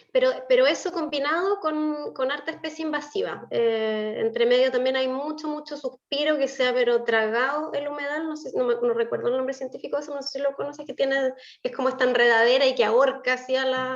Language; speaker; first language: Spanish; native; Spanish